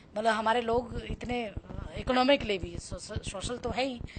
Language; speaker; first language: Hindi; native; Hindi